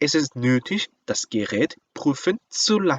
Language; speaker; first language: German; non-native, fluent; Korean